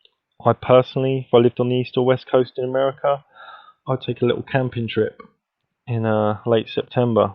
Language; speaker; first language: English; native; English